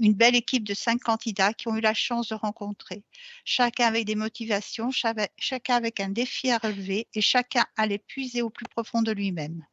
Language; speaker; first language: French; native; French